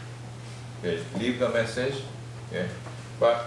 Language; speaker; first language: English; non-native, fluent; Japanese